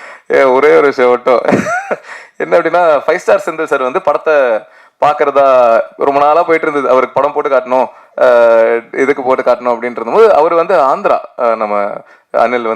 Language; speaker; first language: Tamil; native; Tamil